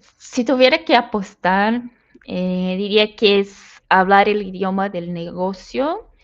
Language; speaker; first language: Spanish; non-native, fluent; Portuguese